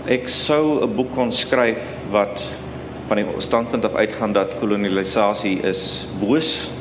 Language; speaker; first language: Afrikaans; native; Afrikaans